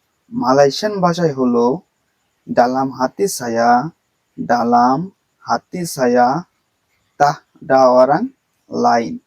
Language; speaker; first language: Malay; non-native, fluent; Bangla